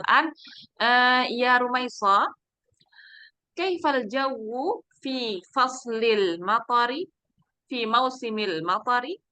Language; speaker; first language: Arabic; non-native, fluent; Indonesian